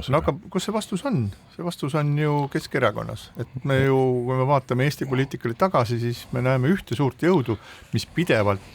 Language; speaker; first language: Estonian; native; Estonian